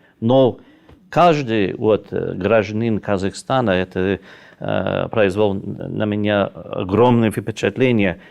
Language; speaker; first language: Russian; non-native, fluent; English